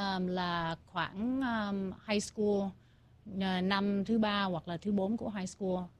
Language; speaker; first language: Vietnamese; early bilingual, heritage; Vietnamese